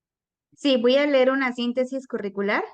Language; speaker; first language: Spanish; native; Spanish